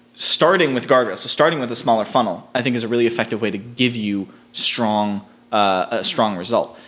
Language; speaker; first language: English; native; English